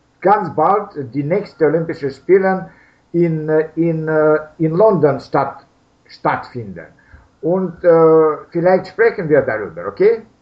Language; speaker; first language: German; non-native, learner; Russian